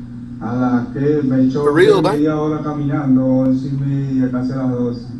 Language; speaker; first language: Spanish; native; Spanish